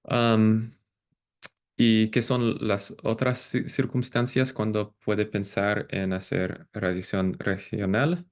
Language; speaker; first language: Spanish; non-native, fluent; English